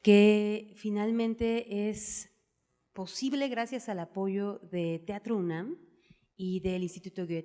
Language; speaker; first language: Spanish; native; Spanish